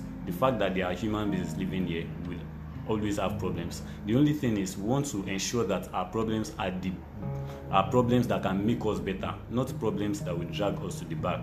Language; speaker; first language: English; non-native, local second language; Yoruba